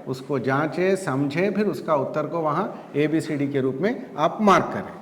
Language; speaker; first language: Hindi; non-native, local second language; Telugu